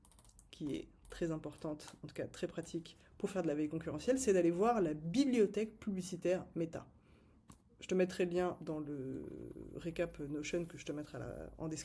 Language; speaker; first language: French; native; French